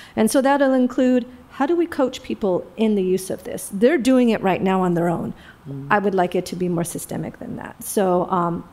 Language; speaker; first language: English; native; English